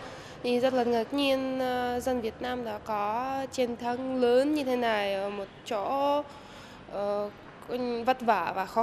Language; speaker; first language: Vietnamese; non-native, fluent; Russian